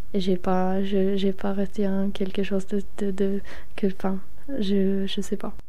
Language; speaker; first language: French; non-native, fluent; Swedish